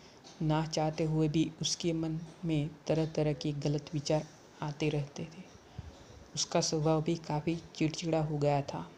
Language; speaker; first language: Hindi; native; Hindi